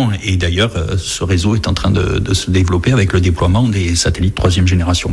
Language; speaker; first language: French; native; French